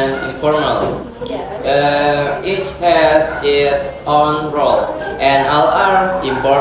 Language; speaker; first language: English; non-native, learner; Indonesian